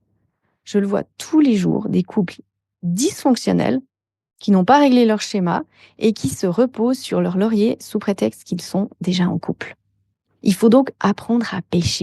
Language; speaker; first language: French; native; French